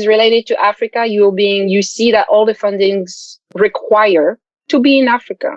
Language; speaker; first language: English; non-native, local second language; French